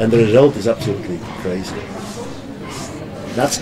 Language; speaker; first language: English; non-native, fluent; German